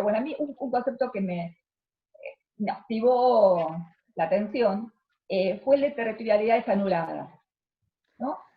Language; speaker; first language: Spanish; native; Spanish